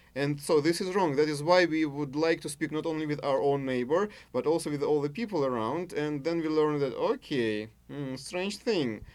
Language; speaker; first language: English; non-native, fluent; Russian